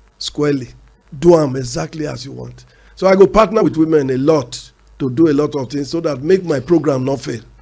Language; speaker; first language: Nigerian Pidgin; non-native, local second language; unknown